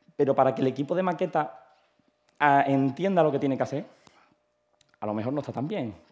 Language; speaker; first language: Spanish; native; Spanish